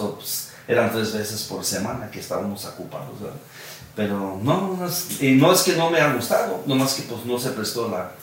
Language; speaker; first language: Spanish; early bilingual, heritage; Spanish